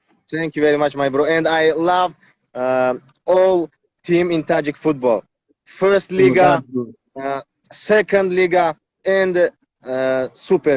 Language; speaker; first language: English; non-native, learner; Tajik